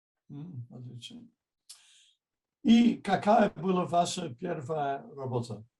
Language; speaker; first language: Russian; non-native, fluent; English